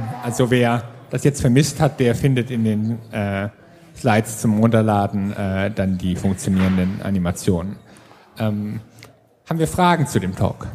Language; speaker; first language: German; native; German